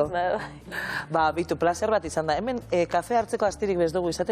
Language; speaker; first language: Basque; native; Basque